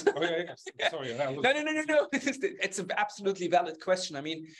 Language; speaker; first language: English; non-native, fluent; German